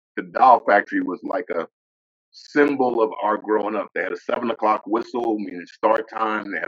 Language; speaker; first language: English; native; English